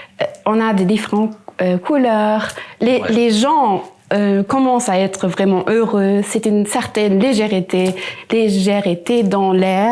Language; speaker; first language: French; non-native, local second language; Luxembourgish